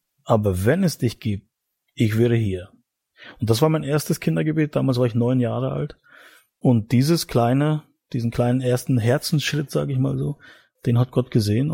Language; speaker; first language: German; native; German